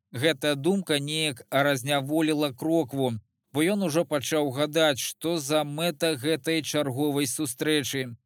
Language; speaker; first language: Belarusian; native; Belarusian